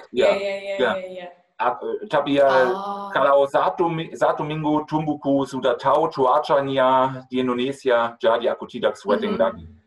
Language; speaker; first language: Indonesian; non-native, fluent; German